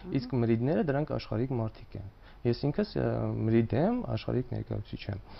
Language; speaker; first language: Armenian; non-native, local second language; Kurdish